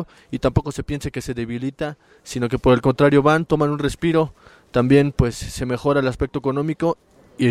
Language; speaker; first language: Spanish; native; Spanish